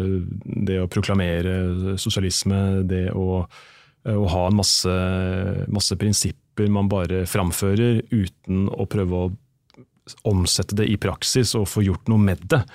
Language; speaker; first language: Norwegian; native; Norwegian